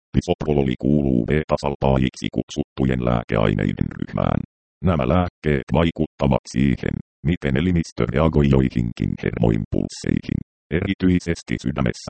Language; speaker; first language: Finnish; native; Finnish